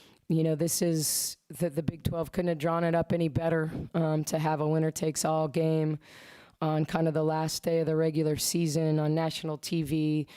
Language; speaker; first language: English; native; English